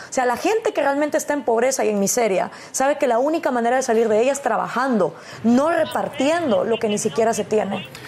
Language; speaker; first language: Spanish; native; Spanish